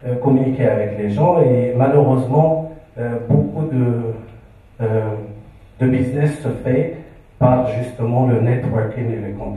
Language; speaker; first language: French; non-native, local second language; Arabic